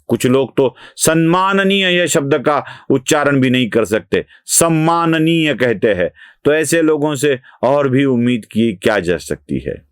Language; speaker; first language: Hindi; non-native, local second language; Marathi